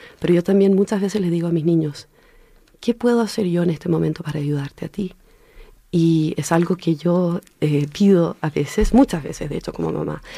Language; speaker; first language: Spanish; early bilingual, heritage; Spanish